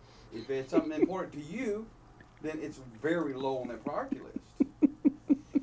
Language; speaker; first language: English; native; English